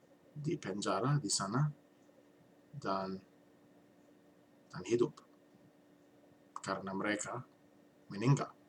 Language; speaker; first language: Indonesian; non-native, learner; English